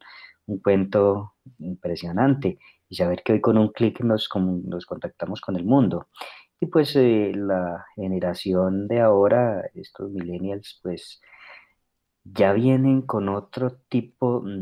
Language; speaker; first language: Spanish; native; Spanish